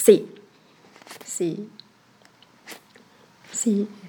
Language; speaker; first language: Spanish; non-native, learner; Chinese